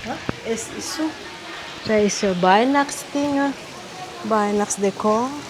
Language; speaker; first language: German; non-native, learner; Filipino